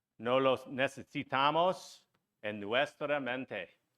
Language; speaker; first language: Spanish; non-native, learner; English